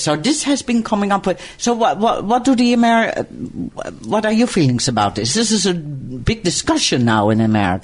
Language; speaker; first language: English; non-native, fluent; Dutch